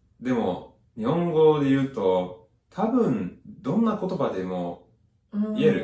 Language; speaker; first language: Japanese; non-native, learner; English